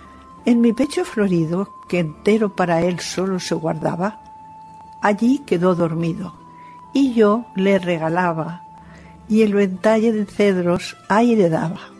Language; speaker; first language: Spanish; native; Spanish